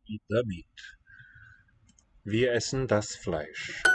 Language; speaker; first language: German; non-native, learner; English